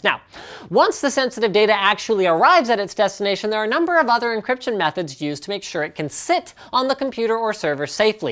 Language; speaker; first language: English; native; English